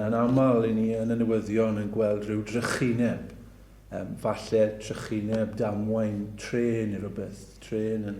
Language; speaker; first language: Welsh; native; Welsh